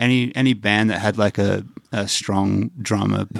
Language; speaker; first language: English; native; English